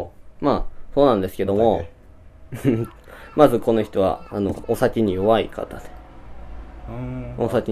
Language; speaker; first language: Japanese; native; Japanese